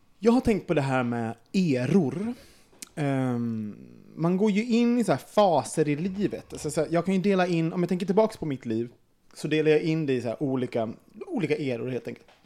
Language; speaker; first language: Swedish; native; Swedish